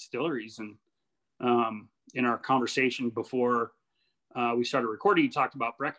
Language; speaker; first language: English; native; English